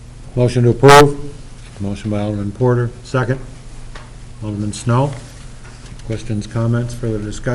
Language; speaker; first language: English; native; English